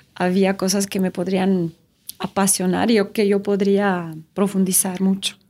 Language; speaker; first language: Spanish; non-native, fluent; Romanian